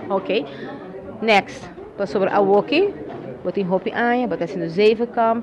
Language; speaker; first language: Portuguese; non-native, learner; Papiamento